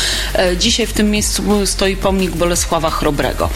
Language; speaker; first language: Polish; native; Polish